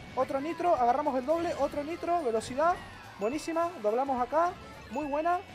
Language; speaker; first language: Spanish; native; Spanish